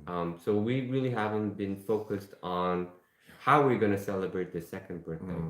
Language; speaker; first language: English; non-native, fluent; Korean